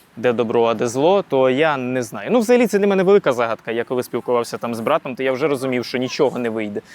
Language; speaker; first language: Ukrainian; non-native, local second language; Russian